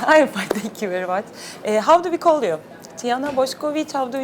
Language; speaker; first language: English; non-native, fluent; Turkish